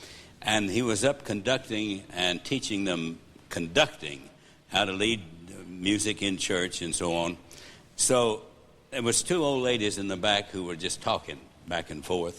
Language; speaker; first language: English; native; English